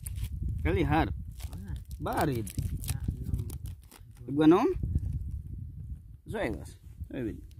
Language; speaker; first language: Arabic; non-native, learner; Indonesian